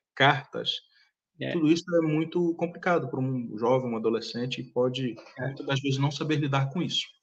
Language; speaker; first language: Portuguese; early bilingual, heritage; Portuguese